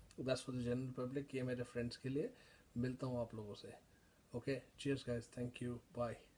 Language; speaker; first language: Hindi; native; Hindi